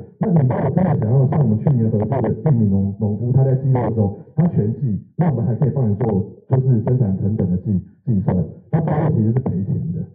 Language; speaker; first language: Chinese; native; Chinese